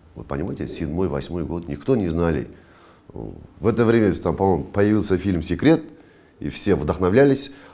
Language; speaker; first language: Russian; non-native, local second language; Kazakh